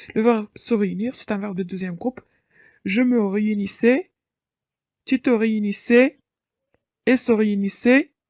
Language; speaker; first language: French; non-native, local second language; Arabic